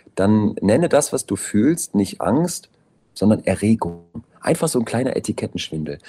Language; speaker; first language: German; native; German